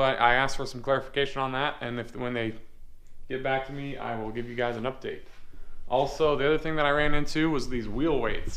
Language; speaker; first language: English; native; English